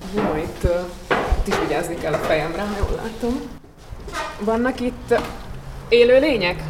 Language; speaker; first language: Hungarian; native; Hungarian